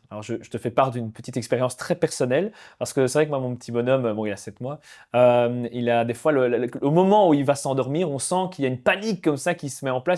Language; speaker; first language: French; native; French